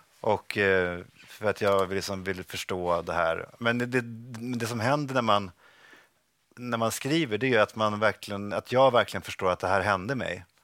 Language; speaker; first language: Swedish; native; Swedish